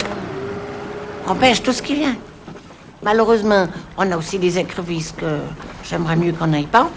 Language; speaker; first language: French; native; French